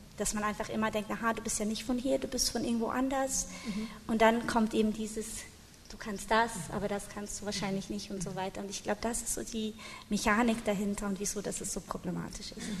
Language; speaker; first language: German; early bilingual, other home language; Bosnian